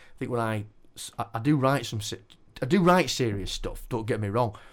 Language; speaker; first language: English; native; English